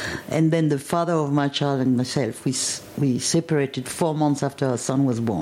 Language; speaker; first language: English; non-native, fluent; French